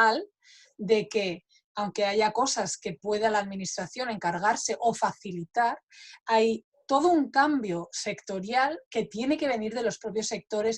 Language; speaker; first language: Catalan; non-native, fluent; Spanish